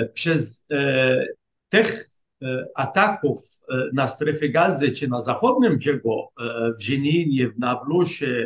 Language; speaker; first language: Polish; non-native, fluent; Arabic